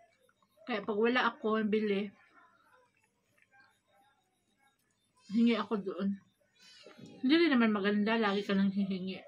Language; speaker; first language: Filipino; non-native, local second language; Cebuano